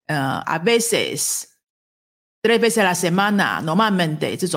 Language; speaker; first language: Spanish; non-native, fluent; Chinese